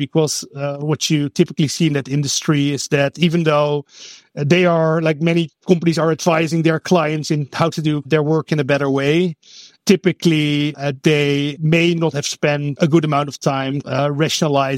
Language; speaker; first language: English; non-native, fluent; Dutch